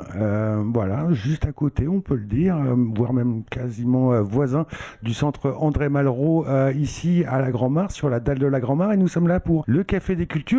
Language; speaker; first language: French; native; French